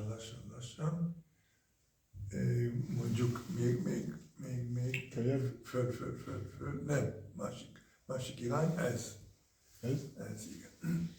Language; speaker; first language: Hungarian; early bilingual, heritage; Hungarian